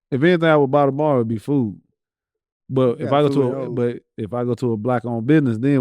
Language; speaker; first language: English; native; English